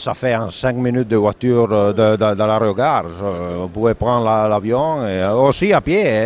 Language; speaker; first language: French; non-native, fluent; Italian